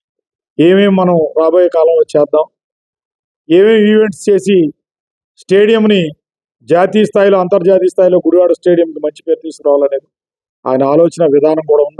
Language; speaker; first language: Telugu; native; Telugu